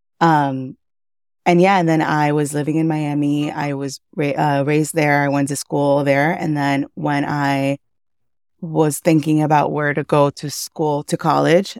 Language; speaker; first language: English; early bilingual, other home language; Spanish